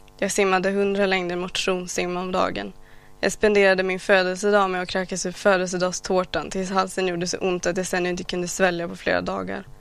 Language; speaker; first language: Swedish; early bilingual, other home language; Arabic